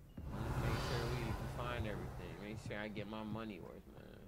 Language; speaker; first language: English; native; English